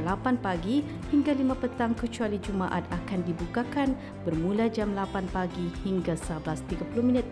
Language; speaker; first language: Malay; native; Malay